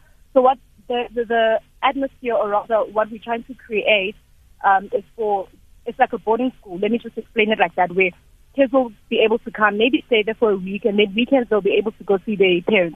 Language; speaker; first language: English; non-native, local second language; Zulu